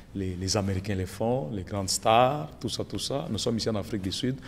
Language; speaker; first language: French; non-native, local second language; Lingala